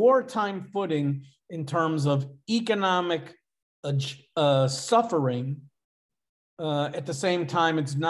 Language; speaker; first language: English; native; English